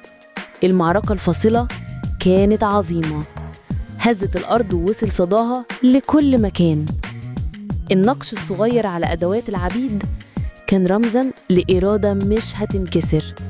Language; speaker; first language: Arabic; native; Arabic